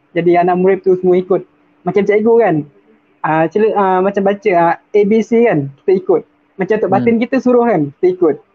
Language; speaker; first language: Malay; non-native, local second language; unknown